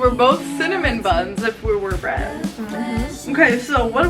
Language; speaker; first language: English; native; English